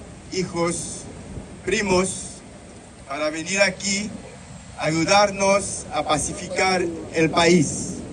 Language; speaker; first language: Spanish; non-native, fluent; Haitian Creole